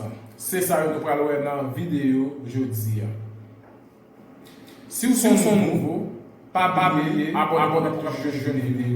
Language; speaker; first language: French; non-native, learner; Haitian Creole